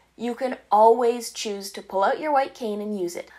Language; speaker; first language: English; native; English